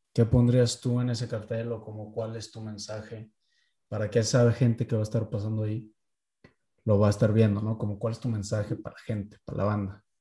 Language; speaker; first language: Spanish; native; Spanish